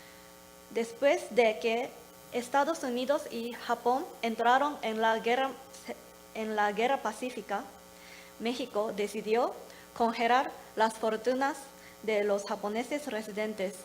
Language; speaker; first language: Spanish; non-native, learner; Japanese